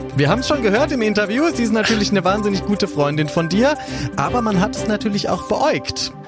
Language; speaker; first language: German; native; German